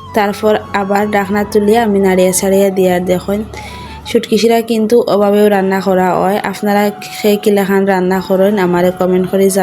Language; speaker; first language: Bangla; non-native, local second language; Sylheti